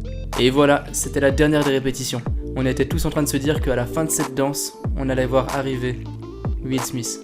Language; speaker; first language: French; native; French